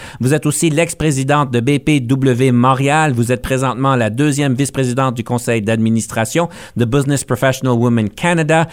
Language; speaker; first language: French; native; French